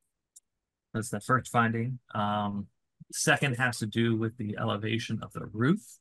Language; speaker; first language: English; native; English